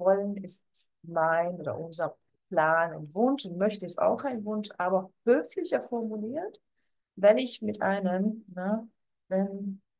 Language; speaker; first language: German; non-native, fluent; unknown